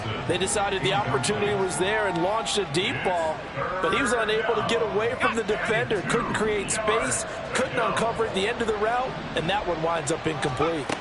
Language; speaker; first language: English; native; English